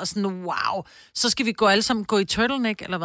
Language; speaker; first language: Danish; native; Danish